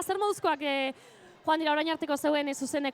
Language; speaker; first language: Basque; native; Basque